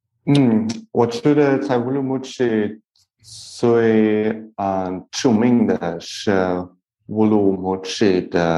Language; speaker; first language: Chinese; non-native, learner; English